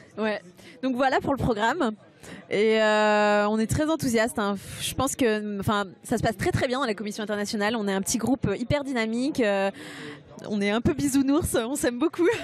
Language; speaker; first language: French; native; French